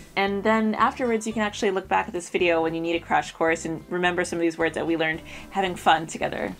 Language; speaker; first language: English; native; English